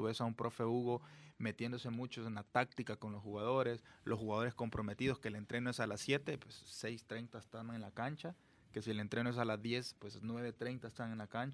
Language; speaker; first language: Spanish; native; Spanish